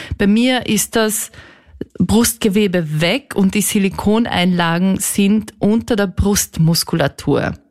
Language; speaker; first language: German; native; German